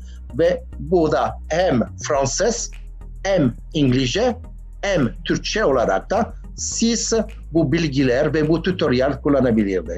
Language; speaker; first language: Turkish; non-native, learner; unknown